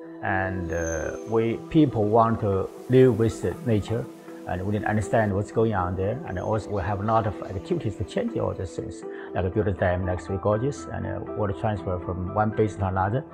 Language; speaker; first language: English; non-native, fluent; Chinese